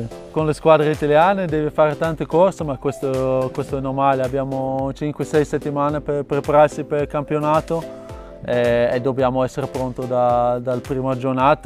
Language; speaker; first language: Italian; non-native, fluent; Dutch